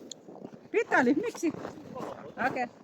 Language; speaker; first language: Finnish; non-native, learner; Filipino